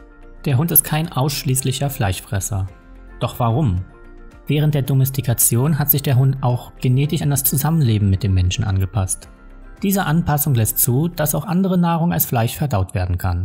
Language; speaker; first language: German; native; German